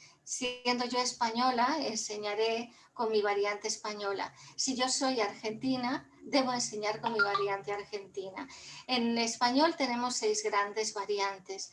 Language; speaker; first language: Spanish; native; Spanish